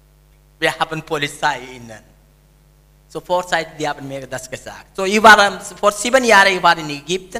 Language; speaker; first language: German; non-native, learner; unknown